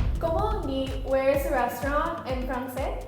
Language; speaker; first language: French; non-native, learner; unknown